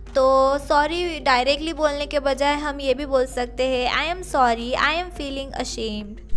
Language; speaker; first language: Hindi; native; Hindi